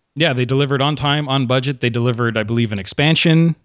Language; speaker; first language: English; native; English